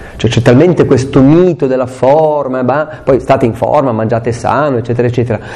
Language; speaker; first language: Italian; non-native, local second language; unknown